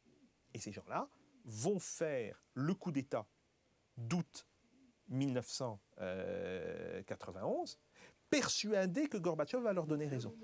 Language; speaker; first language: French; native; French